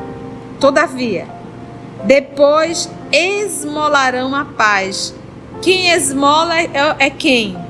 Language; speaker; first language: Portuguese; native; Portuguese